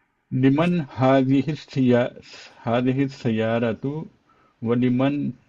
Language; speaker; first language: Arabic; non-native, learner; Urdu